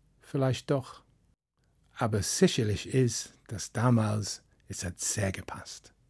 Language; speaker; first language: German; non-native, fluent; English